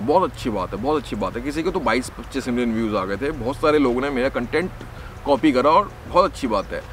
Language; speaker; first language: Hindi; native; Hindi